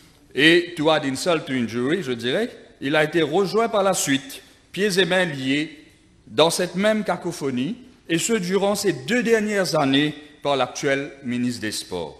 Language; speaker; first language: French; non-native, local second language; Morisyen